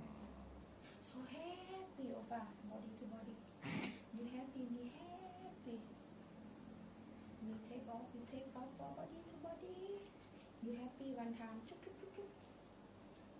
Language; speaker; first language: Thai; native; Thai